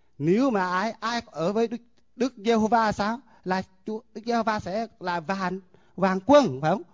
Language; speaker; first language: Vietnamese; non-native, local second language; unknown